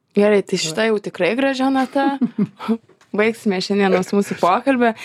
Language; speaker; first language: Lithuanian; native; Lithuanian